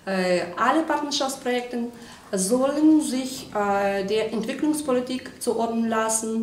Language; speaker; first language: German; non-native, fluent; Ukrainian